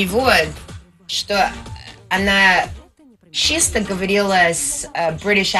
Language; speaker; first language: Russian; early bilingual, heritage; Russian